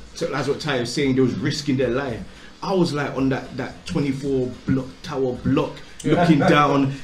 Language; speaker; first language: English; native; English